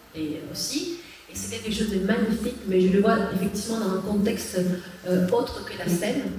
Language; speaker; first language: French; early bilingual, other home language; Spanish